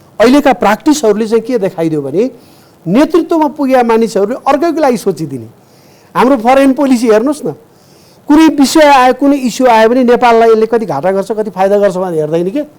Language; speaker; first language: Nepali; native; Nepali